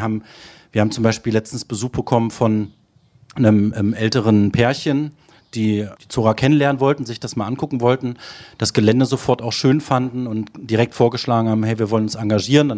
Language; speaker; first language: German; native; German